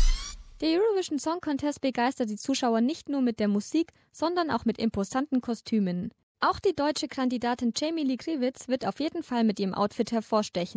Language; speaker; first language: German; native; German